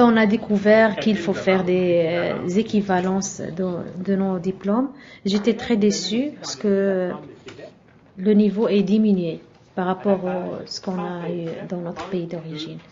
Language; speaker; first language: French; non-native, local second language; Arabic